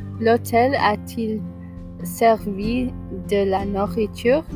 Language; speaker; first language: French; non-native, learner; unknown